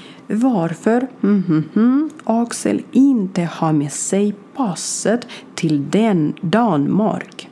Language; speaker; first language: Swedish; non-native, learner; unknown